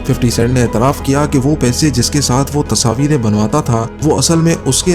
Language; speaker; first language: Urdu; native; Urdu